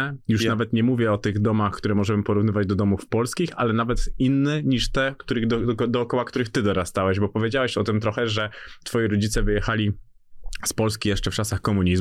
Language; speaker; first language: Polish; native; Polish